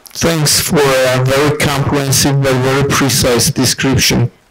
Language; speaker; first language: English; non-native, fluent; Armenian